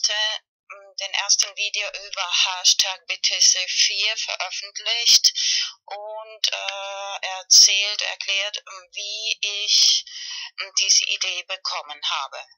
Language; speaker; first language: German; non-native, learner; Spanish